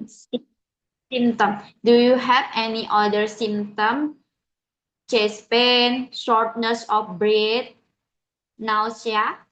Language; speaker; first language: English; non-native, learner; Indonesian